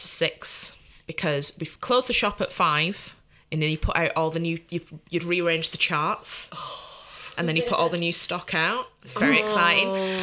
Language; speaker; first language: English; native; English